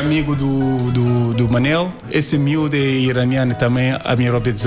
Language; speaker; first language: Portuguese; non-native, learner; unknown